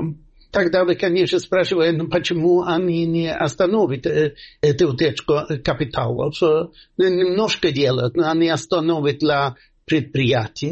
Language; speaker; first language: Russian; non-native, fluent; Swedish